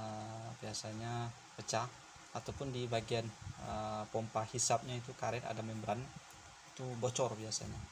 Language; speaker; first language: Indonesian; native; Indonesian